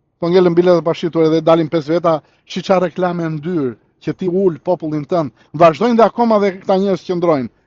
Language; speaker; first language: Albanian; early bilingual, heritage; Albanian